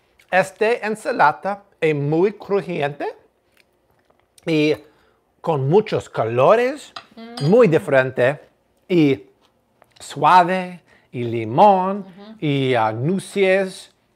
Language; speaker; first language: Spanish; non-native, learner; English